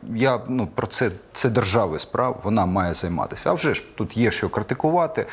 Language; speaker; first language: Ukrainian; native; Ukrainian